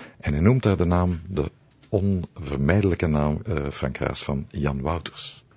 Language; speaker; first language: Dutch; native; Dutch